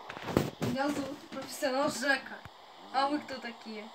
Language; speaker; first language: Russian; native; Russian